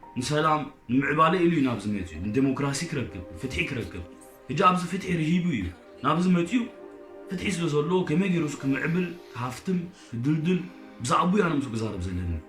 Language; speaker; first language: Tigrinya; early bilingual, heritage; Tigrinya